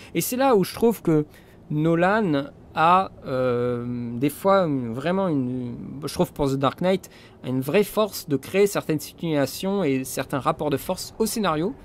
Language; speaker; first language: French; native; French